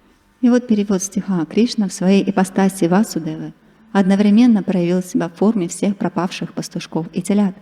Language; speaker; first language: Russian; native; Russian